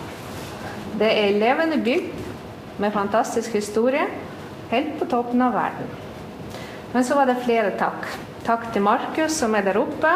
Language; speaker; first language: Norwegian; non-native, fluent; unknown